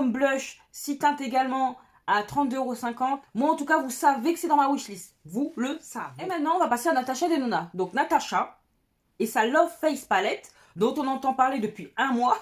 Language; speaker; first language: French; native; French